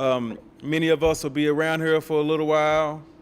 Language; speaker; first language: English; native; English